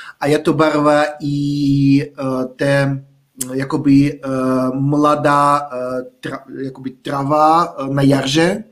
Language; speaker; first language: Czech; non-native, fluent; Russian